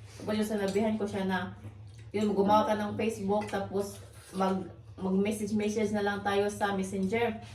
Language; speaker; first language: Filipino; native; Filipino